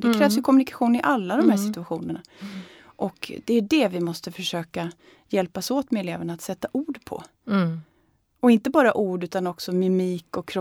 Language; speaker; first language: Swedish; native; Swedish